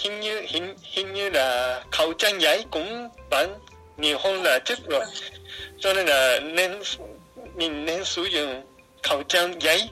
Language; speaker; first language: Vietnamese; non-native, fluent; Japanese